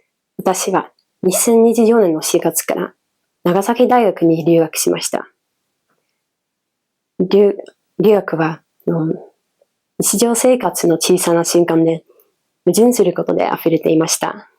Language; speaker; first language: Japanese; non-native, fluent; Dutch